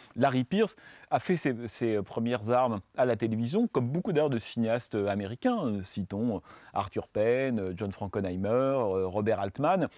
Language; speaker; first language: French; native; French